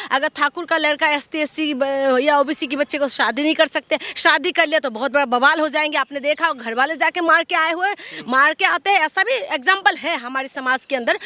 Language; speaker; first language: Hindi; non-native, local second language; Assamese